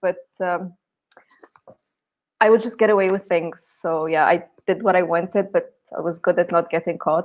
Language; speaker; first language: English; non-native, fluent; Arabic